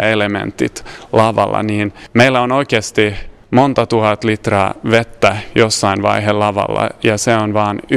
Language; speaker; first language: Finnish; non-native, fluent; Swedish